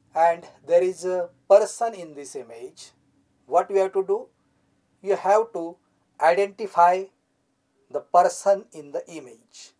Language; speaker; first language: English; non-native, local second language; Marathi